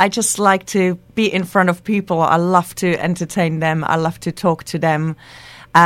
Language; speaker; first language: English; non-native, fluent; Czech